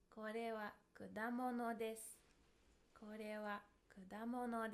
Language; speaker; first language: Japanese; non-native, fluent; English